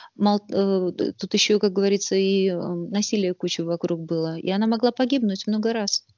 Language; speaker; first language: Russian; native; Russian